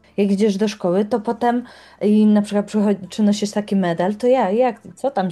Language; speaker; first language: Polish; native; Polish